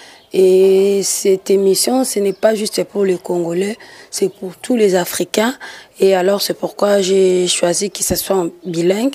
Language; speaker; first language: French; non-native, local second language; Lingala